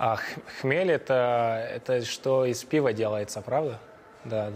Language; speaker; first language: Russian; early bilingual, heritage; Russian